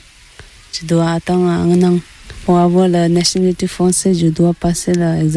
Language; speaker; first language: French; non-native, learner; Tibetan